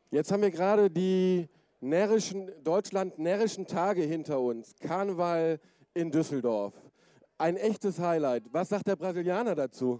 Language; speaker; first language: German; native; German